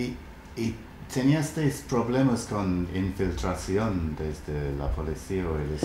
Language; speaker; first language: Spanish; non-native, fluent; English